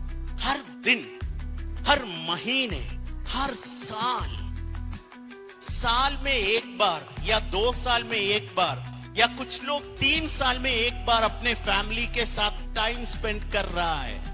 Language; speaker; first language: Hindi; non-native, fluent; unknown